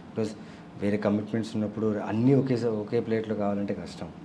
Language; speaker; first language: Telugu; non-native, local second language; Tamil